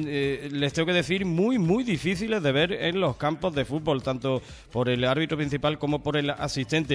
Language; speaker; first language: Spanish; native; Spanish